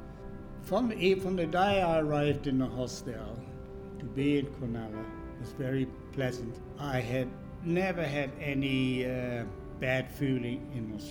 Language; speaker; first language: English; non-native, fluent; German